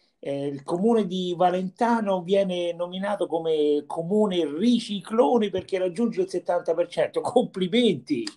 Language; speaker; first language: Italian; native; Italian